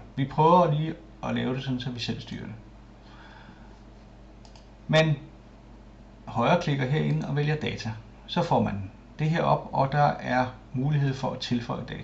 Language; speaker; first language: Danish; native; Danish